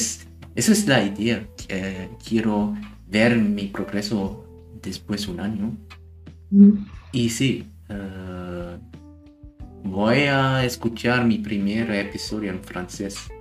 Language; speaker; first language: Spanish; non-native, learner; German